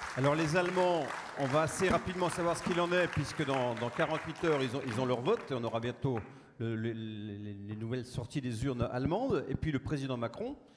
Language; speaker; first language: French; native; French